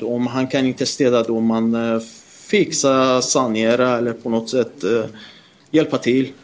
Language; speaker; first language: Swedish; non-native, fluent; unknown